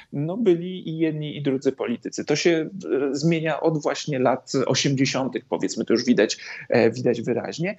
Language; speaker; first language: Polish; native; Polish